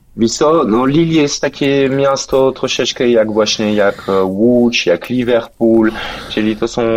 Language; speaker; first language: Polish; non-native, fluent; French